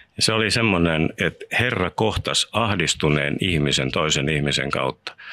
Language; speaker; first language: Finnish; native; Finnish